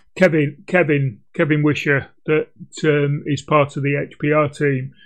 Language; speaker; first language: English; native; English